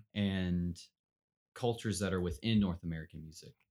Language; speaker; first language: English; native; English